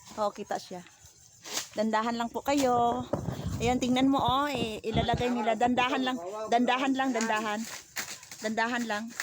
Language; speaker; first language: Filipino; non-native, local second language; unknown